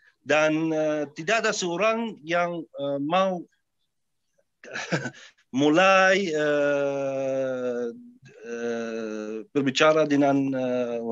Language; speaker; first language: Indonesian; non-native, fluent; Arabic